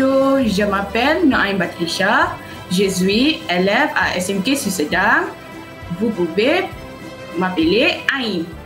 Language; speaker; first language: French; non-native, learner; Malay